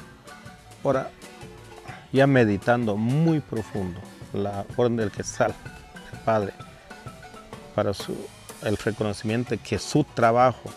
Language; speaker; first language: Spanish; non-native, local second language; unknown